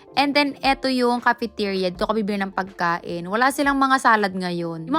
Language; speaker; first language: Filipino; native; Filipino